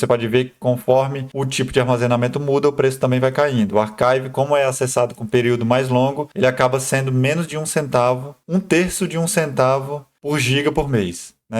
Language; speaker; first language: Portuguese; native; Portuguese